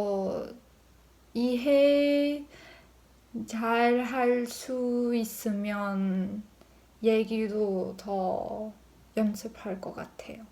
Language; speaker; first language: Korean; non-native, learner; English